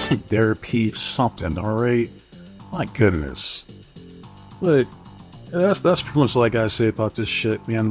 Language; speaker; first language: English; native; English